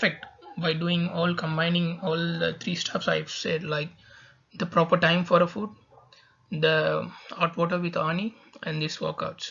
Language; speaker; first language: English; non-native, local second language; Tamil